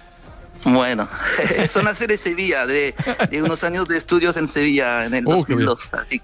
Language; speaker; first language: Spanish; non-native, fluent; French